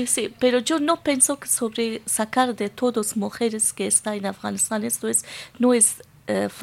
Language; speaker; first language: Spanish; non-native, learner; Persian